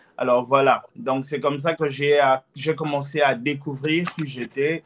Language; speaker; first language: French; non-native, local second language; Lingala